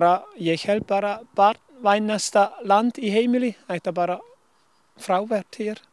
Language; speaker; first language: Icelandic; non-native, learner; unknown